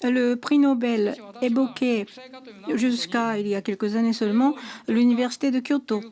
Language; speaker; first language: French; non-native, fluent; Japanese